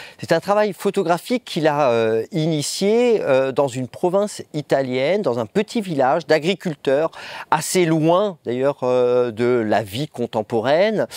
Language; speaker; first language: French; native; French